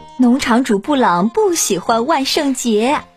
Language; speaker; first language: Chinese; native; Chinese